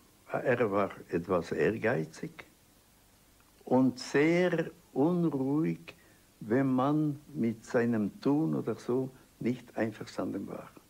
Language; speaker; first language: German; non-native, local second language; Italian